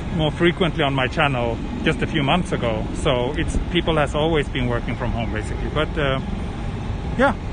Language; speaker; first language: English; non-native, fluent; Swedish